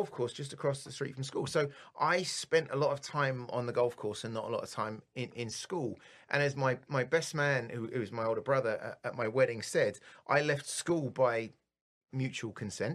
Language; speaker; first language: English; native; English